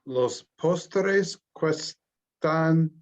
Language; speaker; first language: Spanish; non-native, learner; English